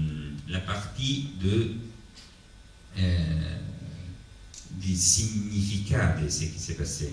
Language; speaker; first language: French; non-native, fluent; Italian